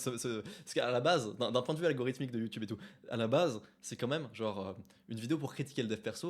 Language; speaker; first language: French; native; French